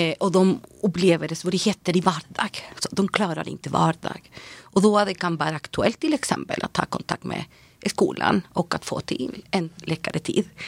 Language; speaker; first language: Swedish; non-native, fluent; Spanish